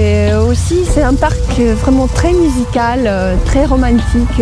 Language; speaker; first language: French; native; French